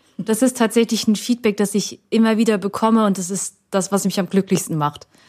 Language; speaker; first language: German; early bilingual, other home language; Vietnamese